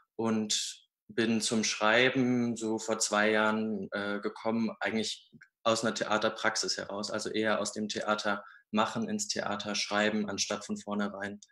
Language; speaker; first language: German; native; German